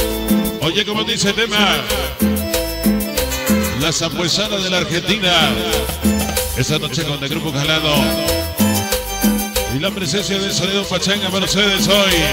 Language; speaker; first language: Spanish; native; Spanish